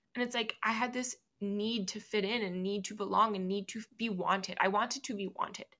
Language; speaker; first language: English; early bilingual, other home language; Spanish